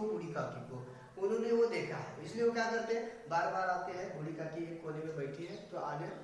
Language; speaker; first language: Hindi; non-native, local second language; Marathi